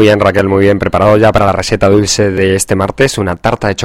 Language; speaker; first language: Spanish; native; Spanish